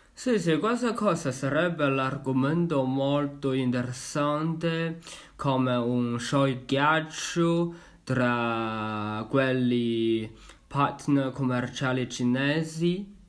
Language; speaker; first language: Italian; non-native, learner; Chinese